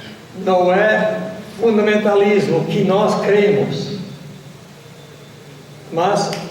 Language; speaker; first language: Portuguese; non-native, fluent; English